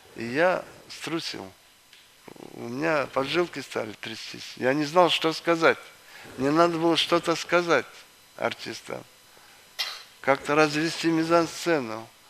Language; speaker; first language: Russian; non-native, local second language; Kyrgyz